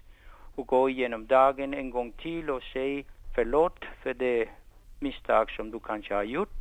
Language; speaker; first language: Swedish; non-native, fluent; Spanish